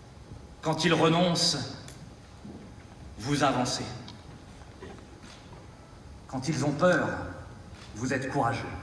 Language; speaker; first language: French; native; French